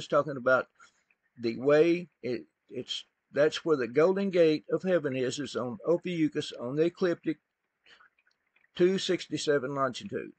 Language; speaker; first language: English; native; English